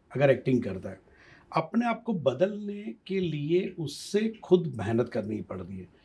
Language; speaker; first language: Hindi; non-native, local second language; Gujarati